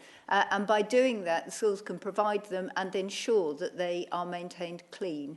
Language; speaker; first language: English; native; English